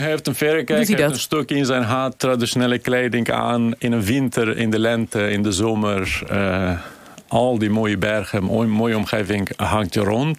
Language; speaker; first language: Dutch; non-native, fluent; Kurdish